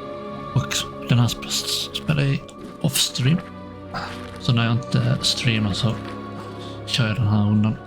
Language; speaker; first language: Swedish; non-native, learner; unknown